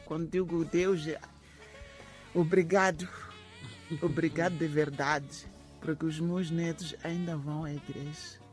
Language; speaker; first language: Portuguese; non-native, local second language; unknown